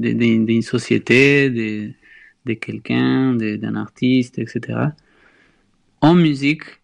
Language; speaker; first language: French; non-native, fluent; Spanish